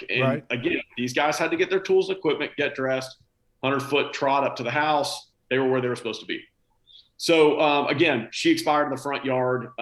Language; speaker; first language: English; native; English